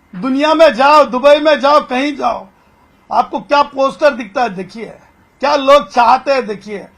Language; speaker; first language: Hindi; non-native, local second language; Marathi